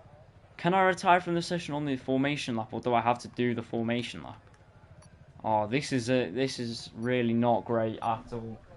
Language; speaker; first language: English; native; English